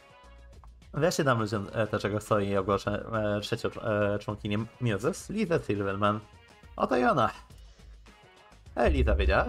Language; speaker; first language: Polish; native; Polish